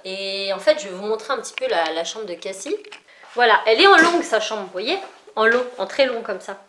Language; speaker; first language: French; native; French